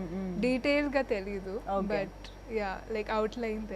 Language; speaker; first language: Telugu; non-native, fluent; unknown